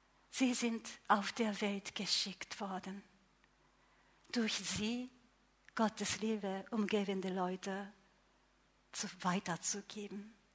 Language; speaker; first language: German; non-native, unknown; Japanese